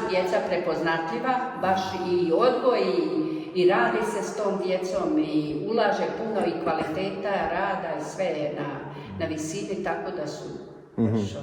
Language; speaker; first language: Croatian; native; Croatian